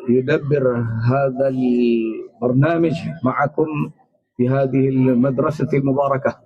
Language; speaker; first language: Arabic; non-native, fluent; Malay